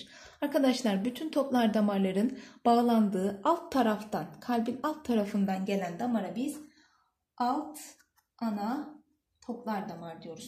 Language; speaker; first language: Turkish; native; Turkish